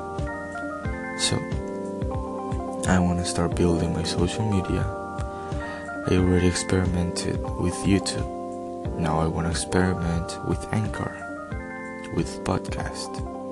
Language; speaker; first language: English; non-native, fluent; Spanish